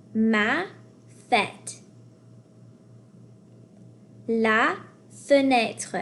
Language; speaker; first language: French; non-native, fluent; English